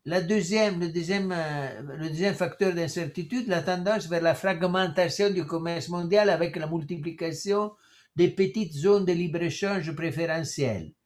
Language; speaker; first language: French; non-native, fluent; Italian